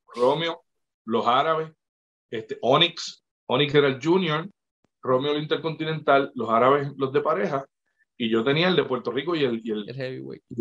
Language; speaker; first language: Spanish; native; Spanish